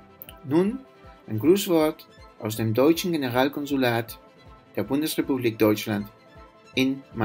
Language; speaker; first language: German; non-native, fluent; Spanish